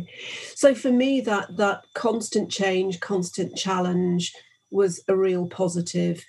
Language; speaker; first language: English; native; English